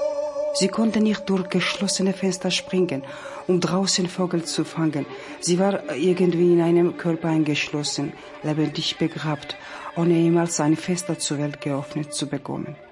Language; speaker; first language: German; non-native, learner; Georgian